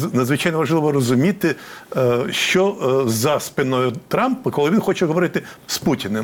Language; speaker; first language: Ukrainian; native; Ukrainian